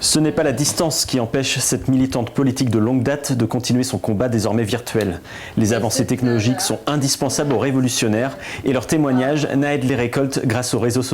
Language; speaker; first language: French; native; French